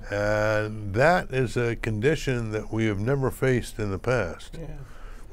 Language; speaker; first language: English; native; English